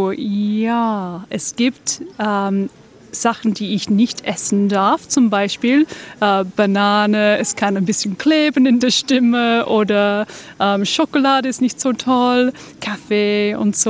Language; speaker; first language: German; non-native, fluent; English